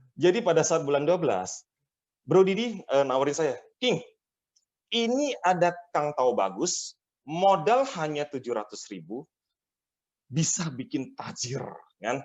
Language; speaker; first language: Indonesian; native; Indonesian